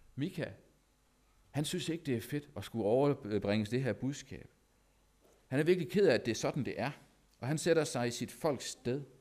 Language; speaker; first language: Danish; native; Danish